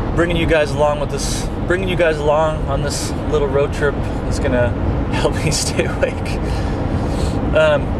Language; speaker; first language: English; native; English